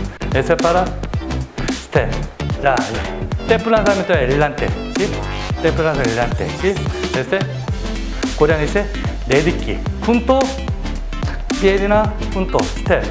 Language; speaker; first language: Spanish; non-native, learner; Korean